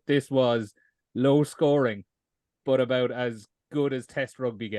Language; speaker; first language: English; native; English